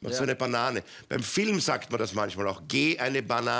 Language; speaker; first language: German; native; German